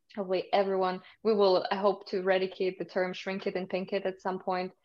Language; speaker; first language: English; early bilingual, other home language; Russian